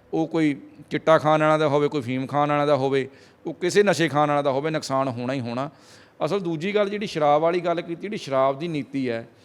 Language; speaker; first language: Punjabi; native; Punjabi